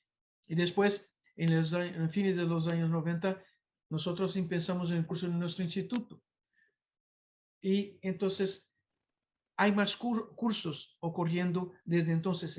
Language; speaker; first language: Spanish; non-native, fluent; Portuguese